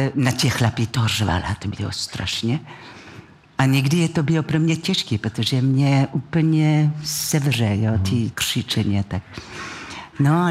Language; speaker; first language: Czech; non-native, fluent; French